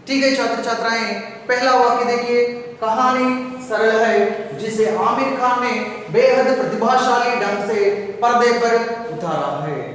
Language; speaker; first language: Hindi; non-native, local second language; Telugu